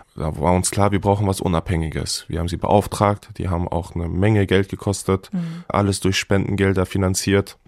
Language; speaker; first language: German; native; German